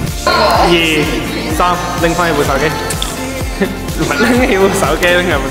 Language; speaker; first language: Chinese; native; Chinese